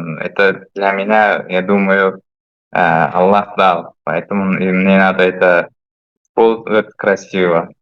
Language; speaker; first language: Russian; non-native, fluent; Uzbek